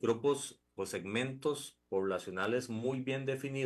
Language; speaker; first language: Spanish; native; Spanish